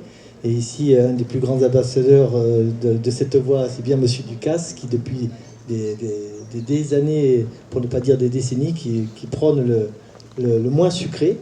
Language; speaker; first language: French; native; French